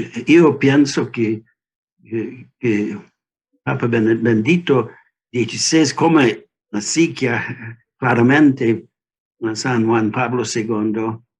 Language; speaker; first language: Spanish; non-native, learner; English